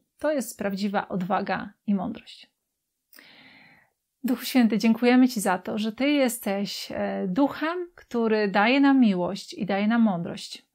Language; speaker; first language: Polish; native; Polish